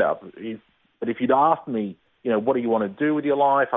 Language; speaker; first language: English; native; English